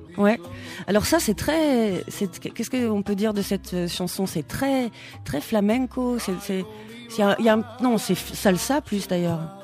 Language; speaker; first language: French; native; French